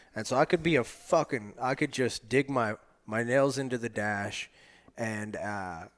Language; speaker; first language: English; native; English